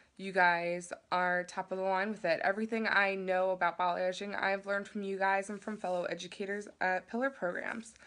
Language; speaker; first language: English; native; English